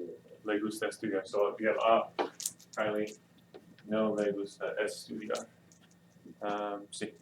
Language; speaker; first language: Spanish; non-native, fluent; English